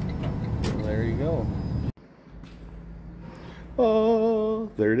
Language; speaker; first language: English; native; English